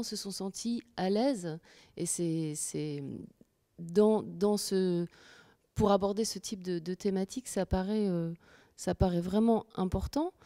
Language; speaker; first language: French; native; French